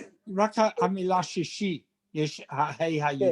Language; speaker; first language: Hebrew; non-native, fluent; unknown